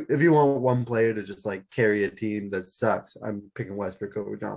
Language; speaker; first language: English; native; English